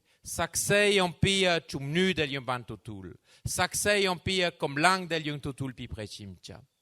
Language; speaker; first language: Khmer; non-native, fluent; French